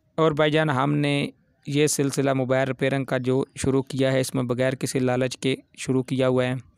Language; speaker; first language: Urdu; non-native, local second language; Punjabi